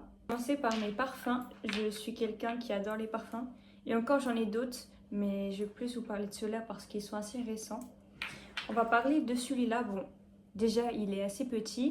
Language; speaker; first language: French; native; French